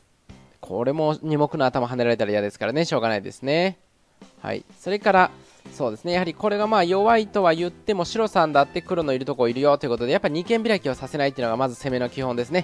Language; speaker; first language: Japanese; native; Japanese